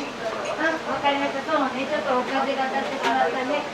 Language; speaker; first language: Japanese; native; Japanese